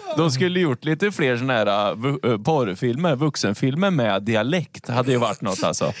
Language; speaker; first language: Swedish; native; Swedish